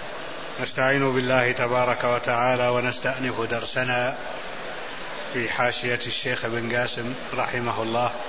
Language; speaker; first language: Arabic; native; Arabic